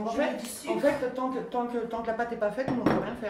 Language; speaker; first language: French; native; French